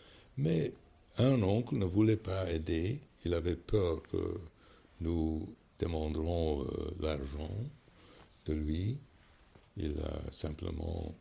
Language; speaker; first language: French; non-native, fluent; English